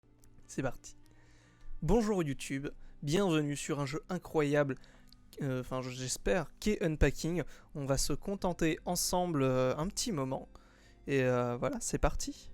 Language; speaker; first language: French; native; French